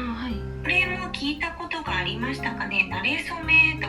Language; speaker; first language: Japanese; native; Japanese